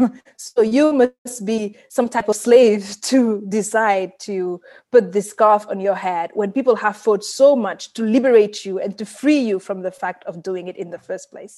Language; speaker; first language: English; non-native, fluent; Wolof